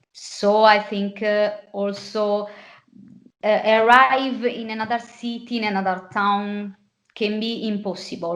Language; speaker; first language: English; non-native, fluent; Italian